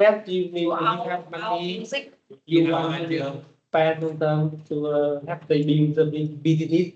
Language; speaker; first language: English; non-native, learner; Vietnamese